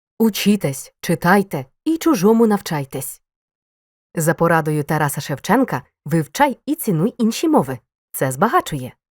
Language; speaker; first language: Ukrainian; native; Ukrainian